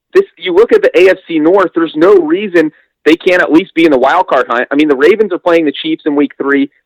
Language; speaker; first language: English; native; English